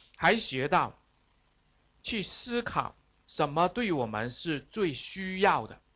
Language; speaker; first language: Chinese; native; Chinese